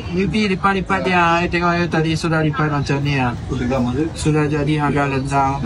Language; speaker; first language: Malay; non-native, local second language; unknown